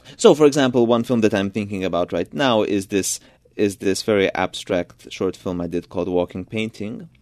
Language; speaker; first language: English; non-native, fluent; Georgian